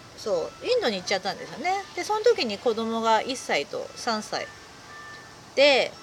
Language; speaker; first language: Japanese; native; Japanese